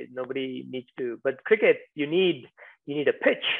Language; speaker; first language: English; non-native, local second language; Tamil